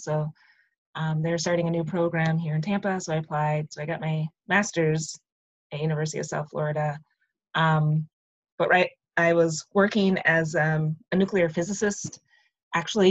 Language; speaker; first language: English; native; English